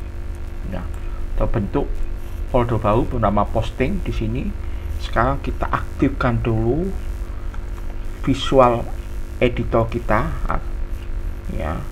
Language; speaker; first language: Indonesian; native; Indonesian